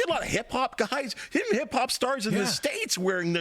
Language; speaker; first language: English; native; English